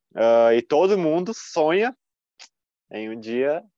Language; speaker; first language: Portuguese; native; Portuguese